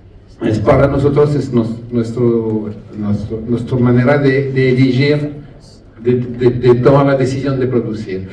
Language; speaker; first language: Spanish; non-native, learner; French